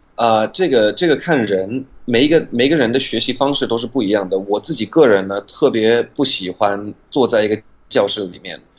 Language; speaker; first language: Chinese; non-native, fluent; English